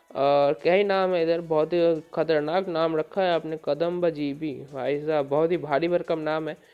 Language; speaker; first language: Hindi; non-native, local second language; Bangla